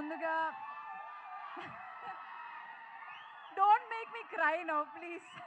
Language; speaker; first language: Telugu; non-native, fluent; Malayalam